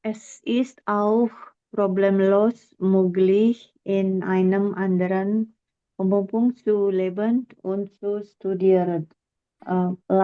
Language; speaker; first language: German; non-native, learner; Indonesian